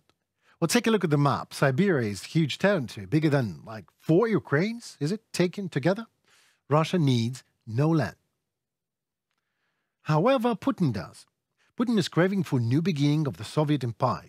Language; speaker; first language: English; non-native, fluent; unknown